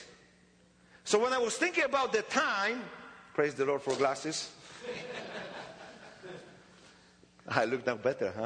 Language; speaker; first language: English; non-native, fluent; Polish